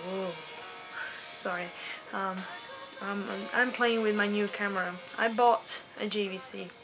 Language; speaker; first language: English; non-native, fluent; Italian